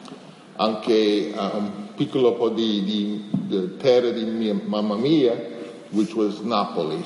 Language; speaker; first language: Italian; early bilingual, heritage; English